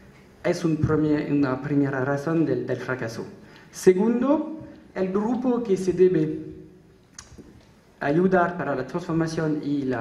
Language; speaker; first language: Spanish; non-native, learner; French